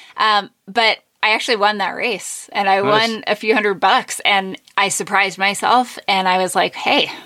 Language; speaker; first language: English; native; English